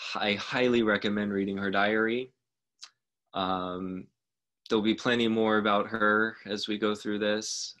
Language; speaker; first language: English; native; English